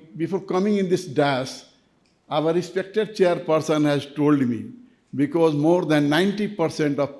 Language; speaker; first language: English; non-native, local second language; Nepali